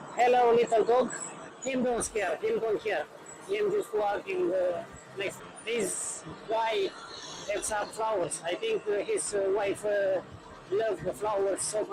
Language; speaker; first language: English; non-native, learner; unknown